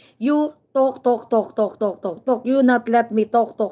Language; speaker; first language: English; non-native, learner; Filipino